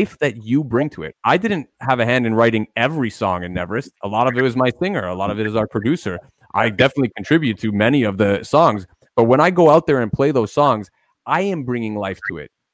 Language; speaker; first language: English; native; English